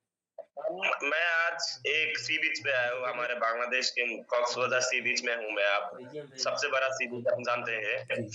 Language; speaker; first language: Hindi; non-native, learner; Bangla